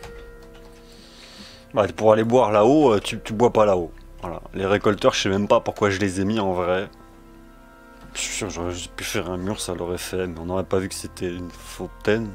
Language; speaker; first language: French; native; French